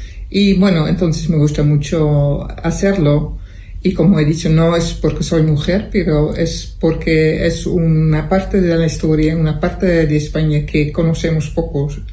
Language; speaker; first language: Spanish; non-native, fluent; Dutch